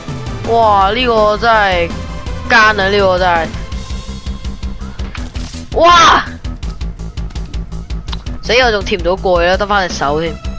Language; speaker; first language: Chinese; native; Chinese